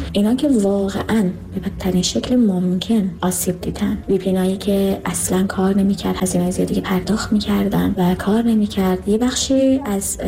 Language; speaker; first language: Persian; non-native, local second language; Kurdish